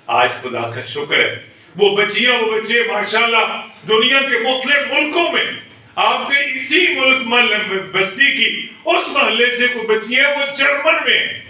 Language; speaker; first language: Urdu; non-native, local second language; Punjabi